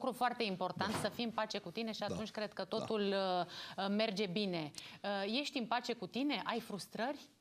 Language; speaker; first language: Romanian; native; Romanian